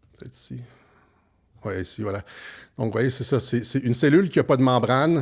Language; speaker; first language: French; native; French